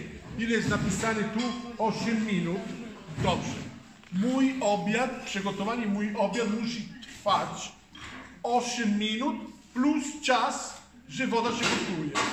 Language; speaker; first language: Polish; non-native, fluent; Italian